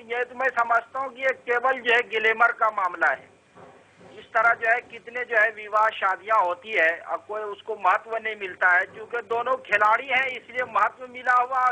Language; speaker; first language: Hindi; native; Hindi